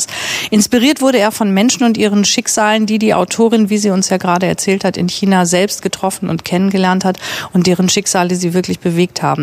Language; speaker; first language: German; native; German